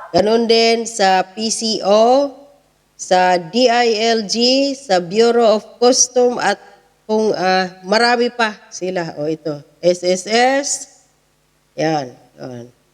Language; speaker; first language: Filipino; non-native, local second language; Cebuano